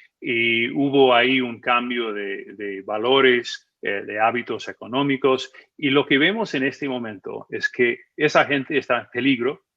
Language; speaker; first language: Spanish; non-native, fluent; English